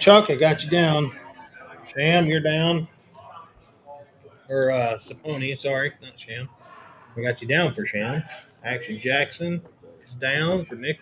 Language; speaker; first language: English; native; English